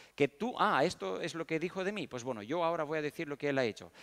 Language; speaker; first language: Spanish; early bilingual, other home language; Romanian